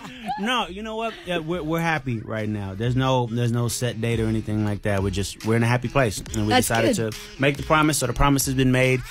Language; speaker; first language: English; native; English